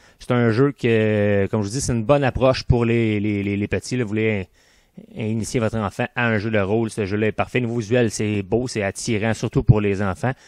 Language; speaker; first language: French; native; French